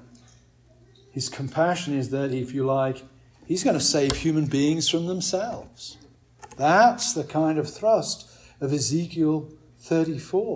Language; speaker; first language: English; native; English